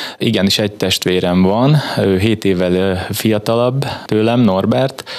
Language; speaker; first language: Hungarian; native; Hungarian